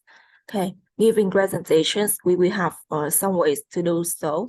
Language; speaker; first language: English; non-native, fluent; Vietnamese